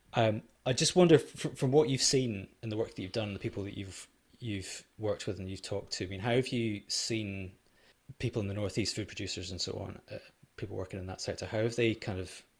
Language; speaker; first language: English; native; English